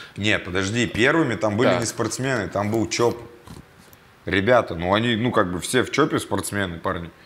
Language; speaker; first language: Russian; native; Russian